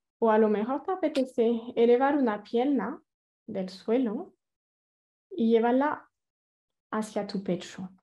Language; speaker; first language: Spanish; non-native, fluent; French